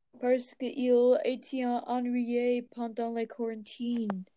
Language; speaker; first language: French; non-native, learner; English